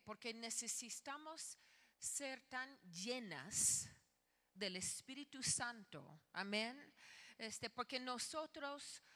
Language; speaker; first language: Spanish; non-native, fluent; English